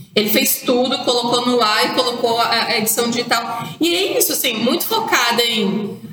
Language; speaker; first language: Portuguese; native; Portuguese